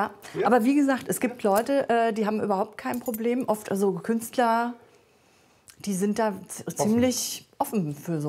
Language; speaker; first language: German; native; German